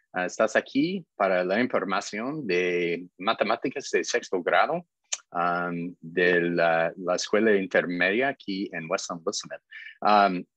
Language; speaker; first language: Spanish; non-native, learner; English